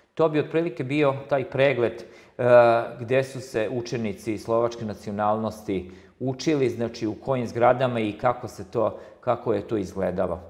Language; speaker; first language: Croatian; non-native, local second language; Slovak